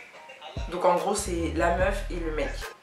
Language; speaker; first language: French; native; French